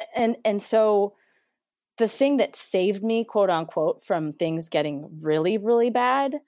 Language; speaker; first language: English; non-native, fluent; Spanish